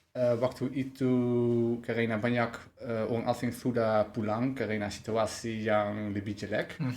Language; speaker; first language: Indonesian; non-native, learner; Dutch